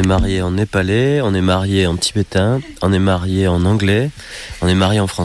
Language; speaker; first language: French; native; French